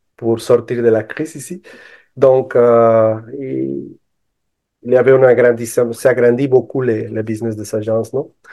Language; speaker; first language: French; non-native, fluent; Spanish